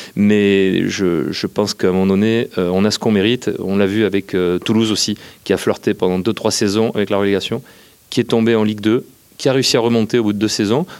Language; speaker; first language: French; native; French